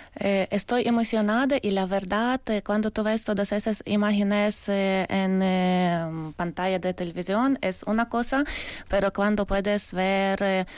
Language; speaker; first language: Spanish; non-native, learner; Ukrainian